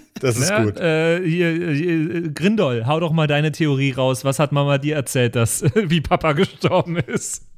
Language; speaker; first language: German; native; German